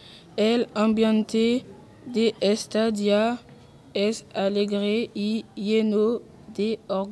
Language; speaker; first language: Spanish; non-native, learner; French